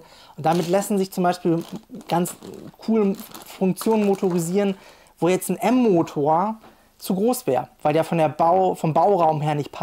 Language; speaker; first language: German; native; German